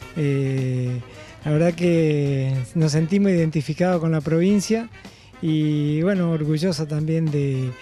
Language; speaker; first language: Spanish; native; Spanish